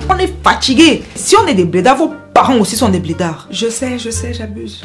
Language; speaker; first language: French; non-native, local second language; Basaa